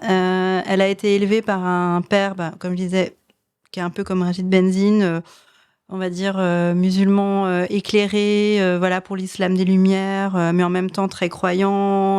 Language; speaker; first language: French; native; French